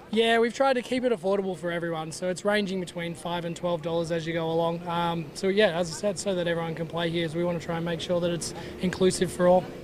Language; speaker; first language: English; native; English